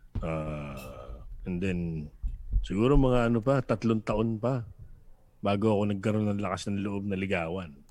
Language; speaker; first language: Filipino; native; Filipino